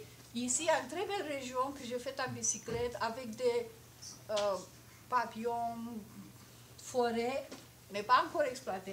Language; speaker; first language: French; non-native, fluent; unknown